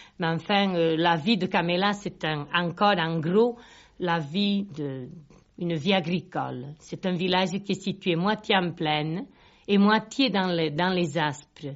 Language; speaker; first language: French; non-native, local second language; Catalan